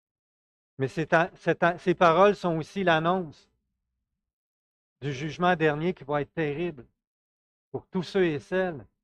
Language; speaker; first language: French; native; French